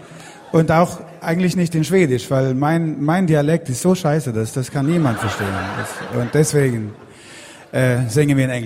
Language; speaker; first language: German; non-native, fluent; Swedish